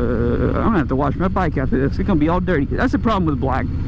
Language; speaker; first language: English; native; English